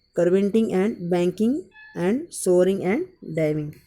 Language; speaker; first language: English; non-native, local second language; Marathi